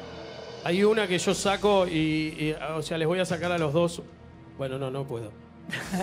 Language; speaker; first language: Spanish; native; Spanish